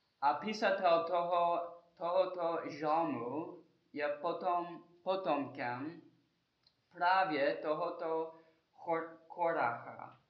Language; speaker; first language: Czech; non-native, learner; English